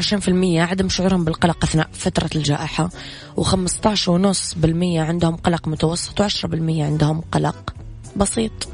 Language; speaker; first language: Arabic; native; Arabic